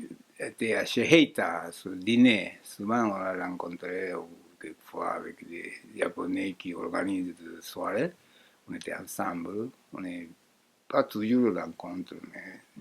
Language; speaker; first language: French; non-native, fluent; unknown